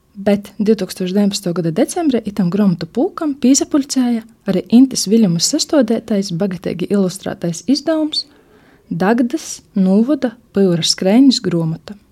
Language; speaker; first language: Latvian; native; Latvian